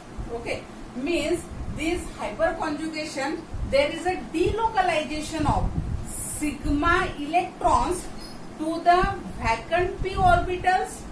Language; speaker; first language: English; non-native, local second language; Marathi